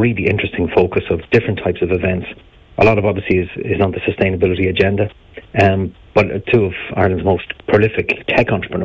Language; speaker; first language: English; native; English